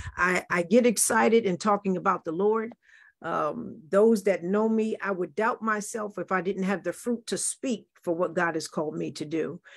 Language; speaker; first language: English; native; English